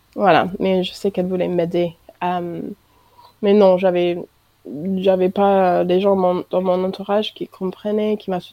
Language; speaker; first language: French; non-native, fluent; English